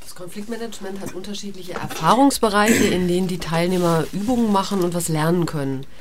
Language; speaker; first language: German; native; German